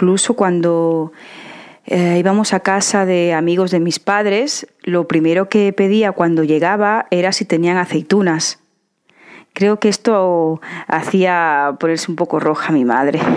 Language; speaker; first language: Spanish; native; Spanish